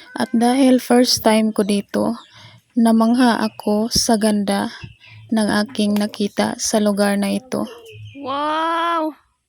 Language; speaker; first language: Filipino; non-native, local second language; Cebuano